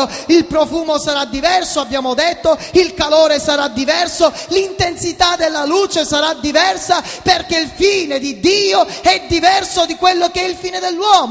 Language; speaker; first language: Italian; native; Italian